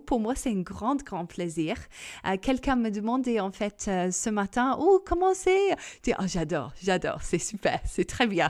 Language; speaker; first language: French; non-native, fluent; English